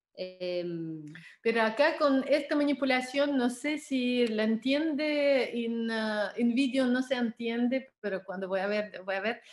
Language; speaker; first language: Spanish; non-native, learner; Russian